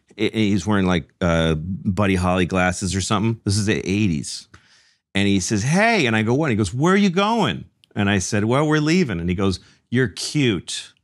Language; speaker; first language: English; native; English